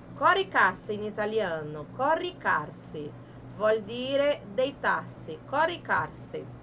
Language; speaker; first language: Italian; non-native, fluent; Portuguese